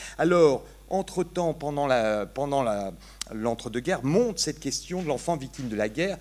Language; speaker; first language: French; native; French